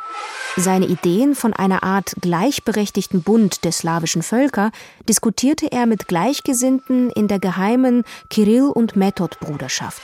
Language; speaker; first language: German; native; German